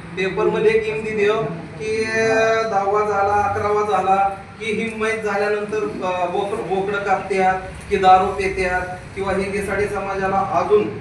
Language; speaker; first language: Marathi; non-native, local second language; Rajasthani